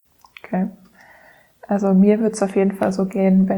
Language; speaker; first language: German; native; German